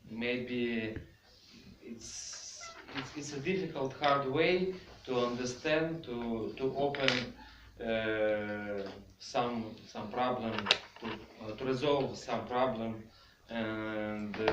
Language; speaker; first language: English; non-native, fluent; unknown